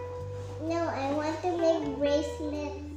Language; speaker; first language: English; non-native, learner; Indonesian